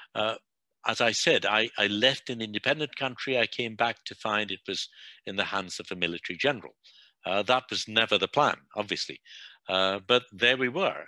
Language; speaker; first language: English; non-native, local second language; Bangla